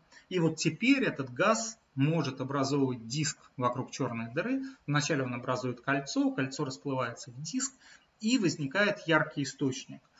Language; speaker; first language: Russian; native; Russian